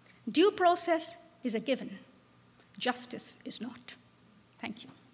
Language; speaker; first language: English; non-native, local second language; Bangla